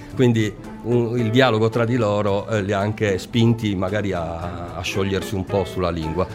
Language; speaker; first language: Italian; native; Italian